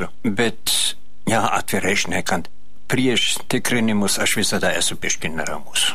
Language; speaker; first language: Lithuanian; non-native, fluent; German